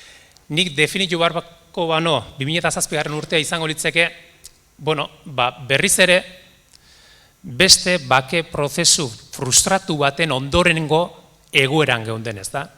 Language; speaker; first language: Basque; native; Basque